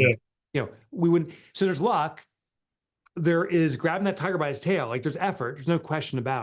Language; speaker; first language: English; native; English